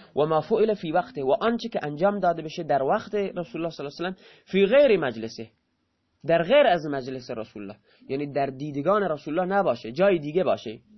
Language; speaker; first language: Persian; non-native, local second language; Baluchi